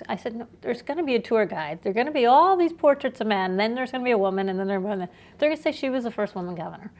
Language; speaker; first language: English; native; English